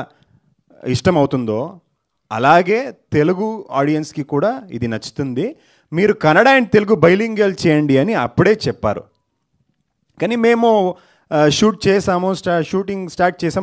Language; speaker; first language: Telugu; non-native, learner; Kannada